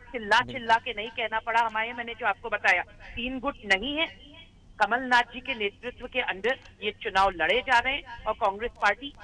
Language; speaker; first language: Hindi; native; Hindi